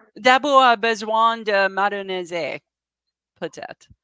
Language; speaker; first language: French; non-native, learner; English